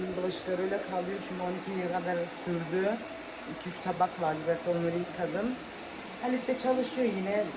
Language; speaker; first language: Turkish; early bilingual, heritage; Turkish